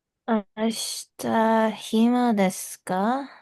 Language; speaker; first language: Japanese; non-native, learner; Indonesian